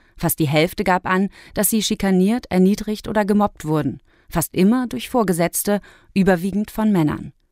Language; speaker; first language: German; native; German